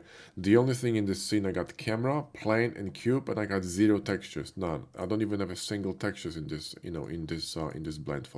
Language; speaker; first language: English; non-native, fluent; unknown